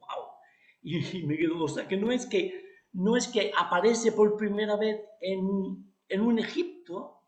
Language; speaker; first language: Spanish; native; Spanish